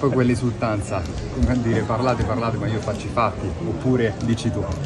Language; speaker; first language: Italian; native; Italian